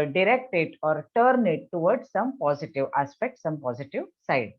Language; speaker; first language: English; non-native, local second language; Marathi